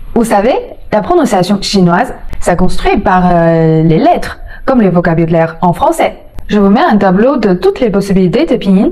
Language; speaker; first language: French; non-native, fluent; Chinese